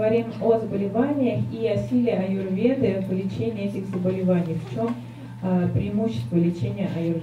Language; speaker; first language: Russian; native; Russian